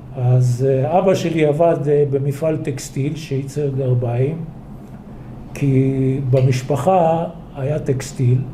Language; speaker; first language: Hebrew; early bilingual, other home language; Polish